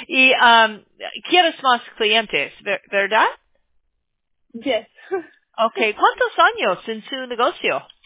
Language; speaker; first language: Spanish; non-native, learner; English